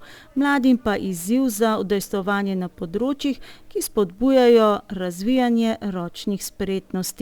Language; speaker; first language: Slovenian; native; Slovenian